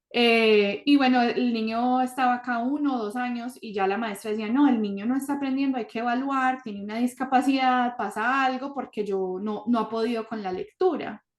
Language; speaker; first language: Spanish; early bilingual, heritage; Spanish